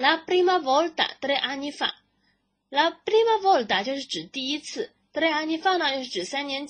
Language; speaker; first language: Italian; non-native, fluent; Chinese